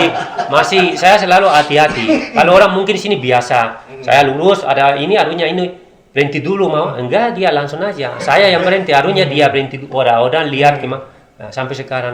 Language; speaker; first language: Indonesian; non-native, learner; Spanish